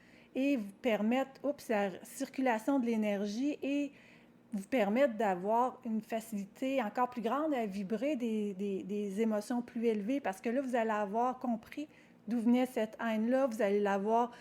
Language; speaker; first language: French; native; French